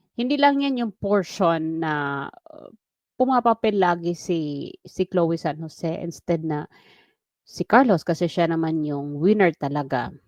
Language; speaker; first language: Filipino; non-native, local second language; Waray